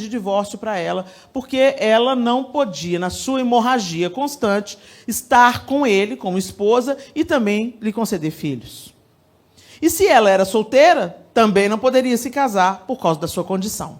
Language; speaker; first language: Portuguese; native; Portuguese